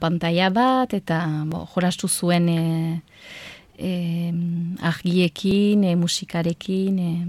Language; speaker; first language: Basque; non-native, local second language; French